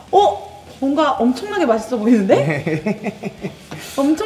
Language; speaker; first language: Korean; native; Korean